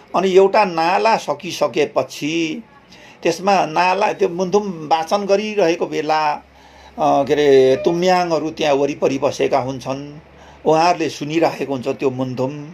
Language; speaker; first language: Nepali; non-native, local second language; Limbu